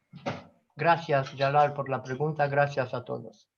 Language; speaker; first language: Spanish; non-native, fluent; Romanian